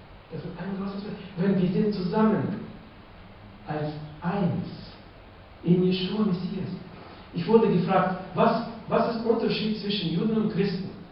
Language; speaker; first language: German; non-native, fluent; Russian